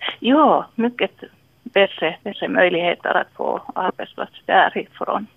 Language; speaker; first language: Swedish; non-native, local second language; Finnish